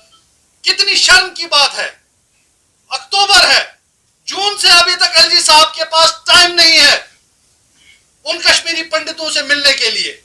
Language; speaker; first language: Hindi; non-native, local second language; Kashmiri